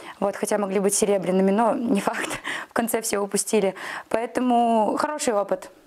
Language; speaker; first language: Russian; native; Russian